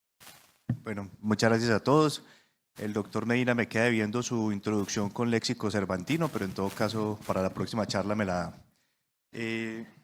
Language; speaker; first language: Spanish; native; Spanish